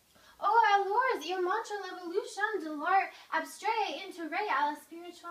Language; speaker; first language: French; non-native, learner; English